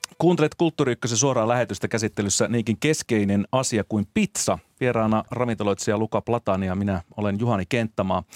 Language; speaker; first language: Finnish; native; Finnish